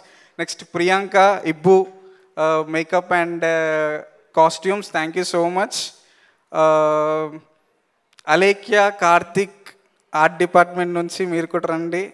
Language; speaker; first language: Telugu; native; Telugu